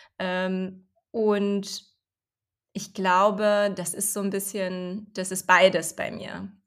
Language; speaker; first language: German; early bilingual, other home language; Chinese